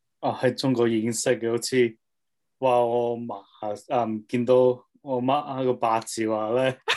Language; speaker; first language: Cantonese; early bilingual, heritage; Cantonese